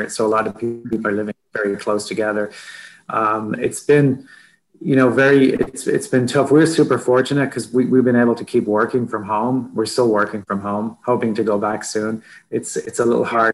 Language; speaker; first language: English; native; English